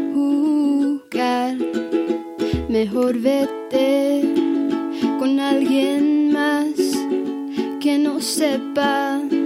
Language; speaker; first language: English; early bilingual, other home language; Spanish